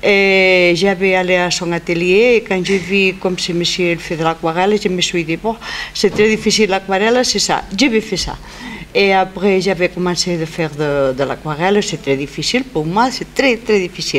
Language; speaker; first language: French; non-native, fluent; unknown